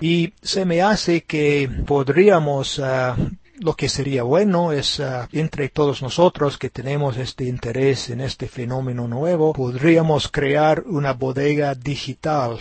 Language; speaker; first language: Spanish; non-native, fluent; English